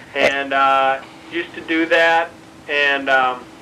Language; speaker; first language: English; native; English